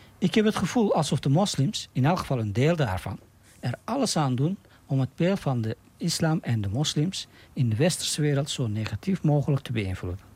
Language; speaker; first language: Dutch; non-native, fluent; Turkish